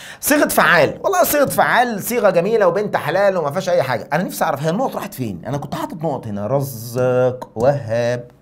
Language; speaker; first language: Arabic; native; Arabic